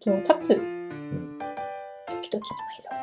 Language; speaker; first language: Japanese; non-native, learner; German